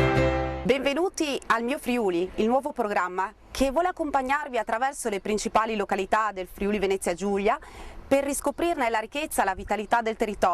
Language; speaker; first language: Italian; native; Italian